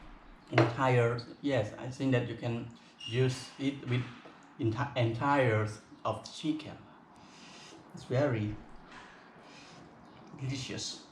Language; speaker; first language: English; non-native, local second language; Khmer